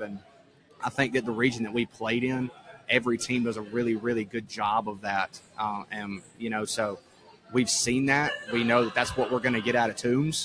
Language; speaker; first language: English; native; English